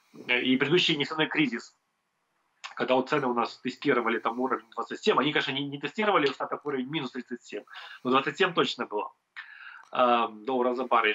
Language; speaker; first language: Russian; native; Russian